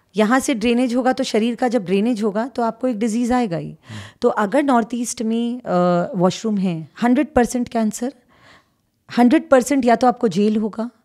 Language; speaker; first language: Hindi; native; Hindi